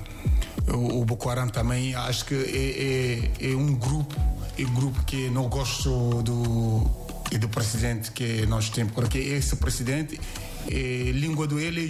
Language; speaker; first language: Portuguese; non-native, learner; Yoruba